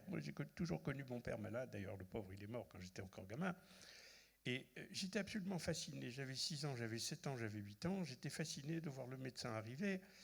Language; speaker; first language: French; non-native, local second language; Arabic